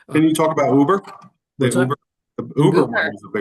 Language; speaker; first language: English; native; English